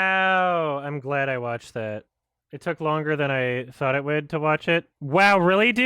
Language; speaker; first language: English; native; English